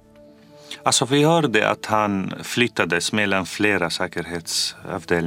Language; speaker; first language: Swedish; non-native, fluent; Arabic